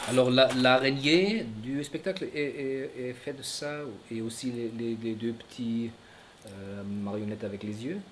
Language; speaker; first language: French; non-native, fluent; German